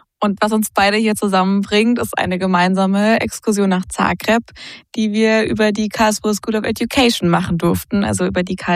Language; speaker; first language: German; native; German